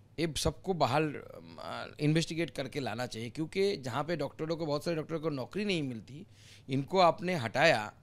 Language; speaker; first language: Hindi; non-native, local second language; Bangla